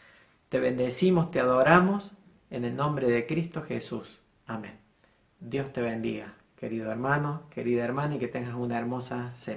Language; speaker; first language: Spanish; native; Spanish